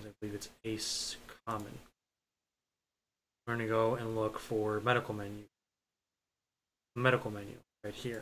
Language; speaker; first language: English; native; English